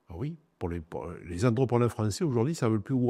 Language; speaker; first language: French; native; French